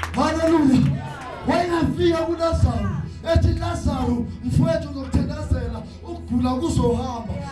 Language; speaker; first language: Zulu; native; Zulu